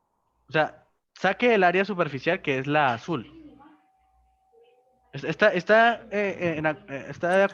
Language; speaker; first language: Spanish; native; Spanish